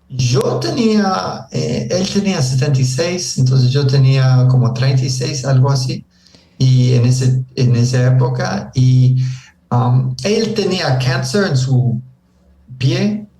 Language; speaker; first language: Spanish; early bilingual, heritage; Spanish